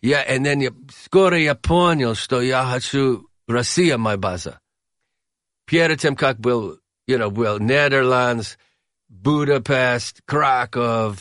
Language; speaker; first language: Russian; non-native, learner; English